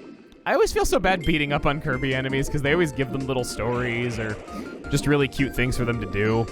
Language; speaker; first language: English; native; English